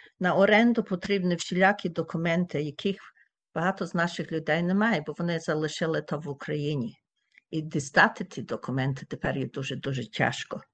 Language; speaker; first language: Ukrainian; early bilingual, heritage; Ukrainian